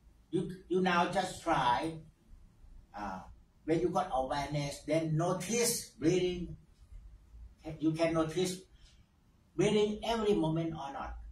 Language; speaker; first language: English; non-native, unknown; Thai